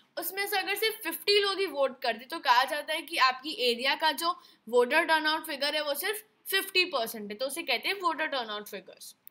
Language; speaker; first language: Hindi; native; Hindi